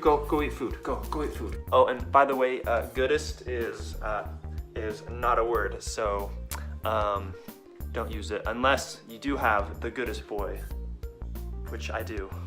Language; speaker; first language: English; native; English